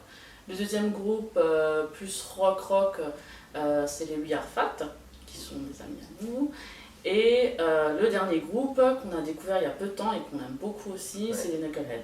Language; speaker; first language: French; native; French